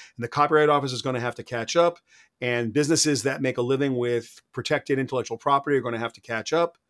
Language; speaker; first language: English; native; English